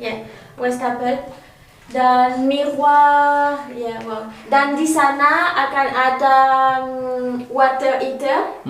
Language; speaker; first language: Indonesian; non-native, learner; French